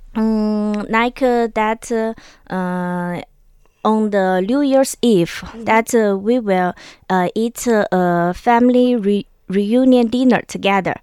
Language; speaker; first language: English; non-native, learner; Chinese